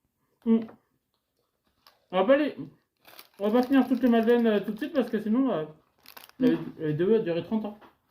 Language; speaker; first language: French; native; French